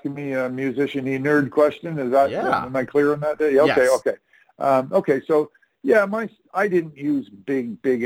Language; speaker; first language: English; native; English